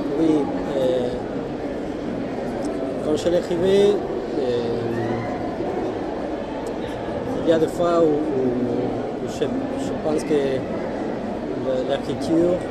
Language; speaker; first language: French; non-native, fluent; Spanish